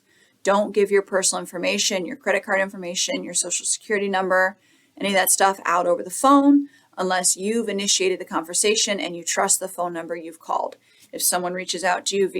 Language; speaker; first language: English; native; English